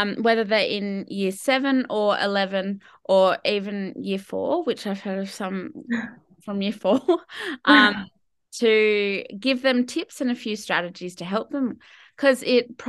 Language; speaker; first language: English; native; English